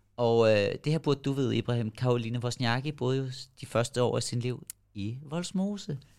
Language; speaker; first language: Danish; early bilingual, other home language; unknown